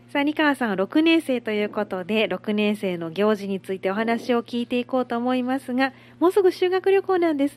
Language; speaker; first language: Japanese; native; Japanese